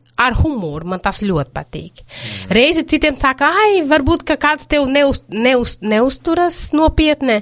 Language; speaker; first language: Latvian; non-native, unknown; Portuguese